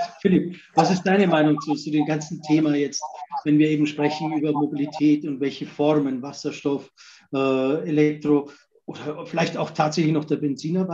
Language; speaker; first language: German; native; German